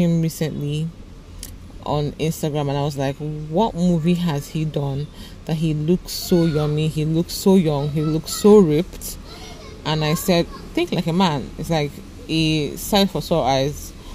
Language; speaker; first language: English; non-native, local second language; Igbo